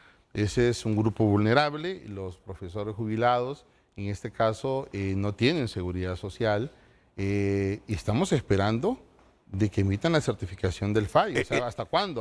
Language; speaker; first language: Spanish; native; Spanish